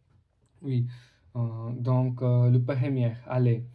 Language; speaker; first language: French; non-native, learner; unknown